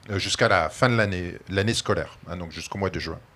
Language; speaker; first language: French; native; French